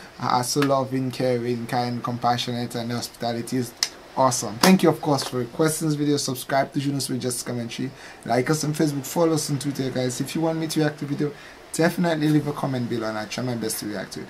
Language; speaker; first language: English; non-native, fluent; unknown